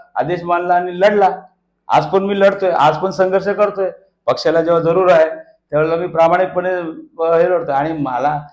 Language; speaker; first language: Marathi; native; Marathi